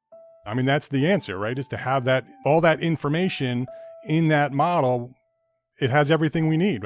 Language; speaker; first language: English; native; English